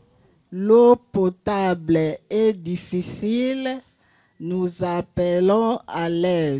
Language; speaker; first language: French; non-native, learner; Lingala